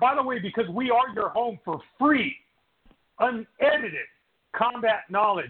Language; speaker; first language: English; native; English